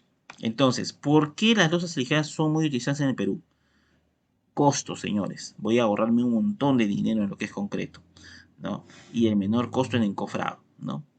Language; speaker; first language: Spanish; native; Spanish